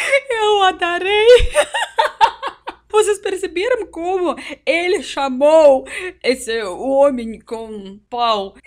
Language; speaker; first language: Portuguese; non-native, learner; Russian